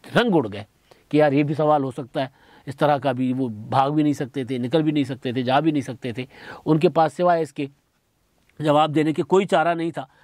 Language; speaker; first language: Urdu; non-native, local second language; Sindhi